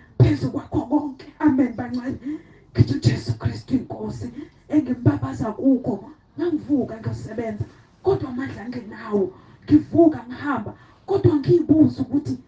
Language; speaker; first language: Zulu; native; Zulu